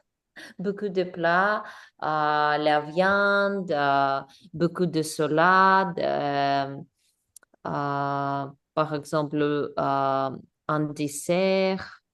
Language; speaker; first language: French; non-native, learner; English